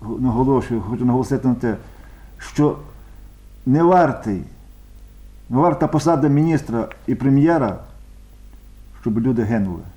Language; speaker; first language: Ukrainian; native; Ukrainian